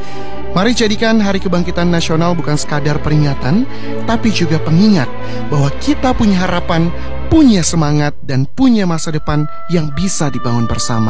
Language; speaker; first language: Indonesian; native; Indonesian